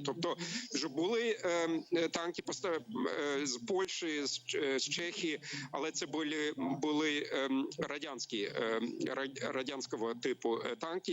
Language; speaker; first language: Ukrainian; non-native, learner; German